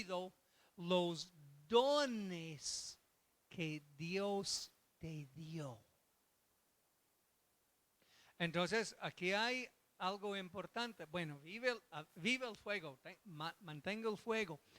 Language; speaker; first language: Spanish; non-native, fluent; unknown